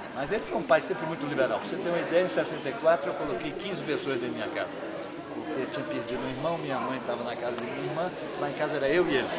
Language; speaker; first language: Portuguese; native; Portuguese